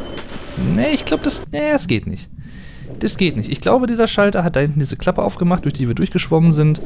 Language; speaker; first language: German; native; German